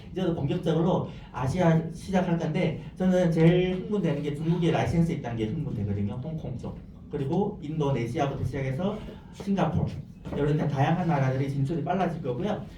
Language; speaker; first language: Korean; non-native, fluent; Chinese